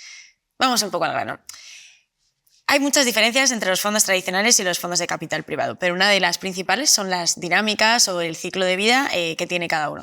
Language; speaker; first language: Spanish; native; Spanish